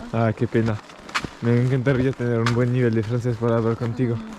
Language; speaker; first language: Spanish; non-native, learner; French